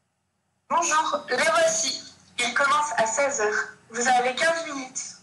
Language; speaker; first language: French; non-native, learner; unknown